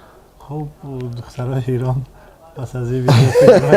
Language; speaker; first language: Persian; native; Persian